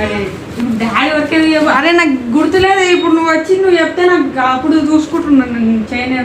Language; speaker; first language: Telugu; native; Telugu